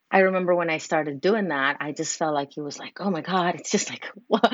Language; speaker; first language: English; non-native, fluent; Spanish